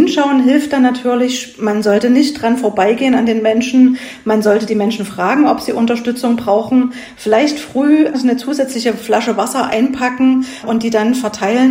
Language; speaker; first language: German; native; German